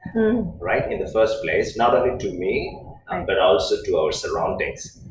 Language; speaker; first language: English; non-native, local second language; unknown